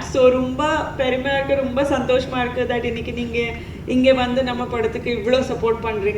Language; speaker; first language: Tamil; non-native, fluent; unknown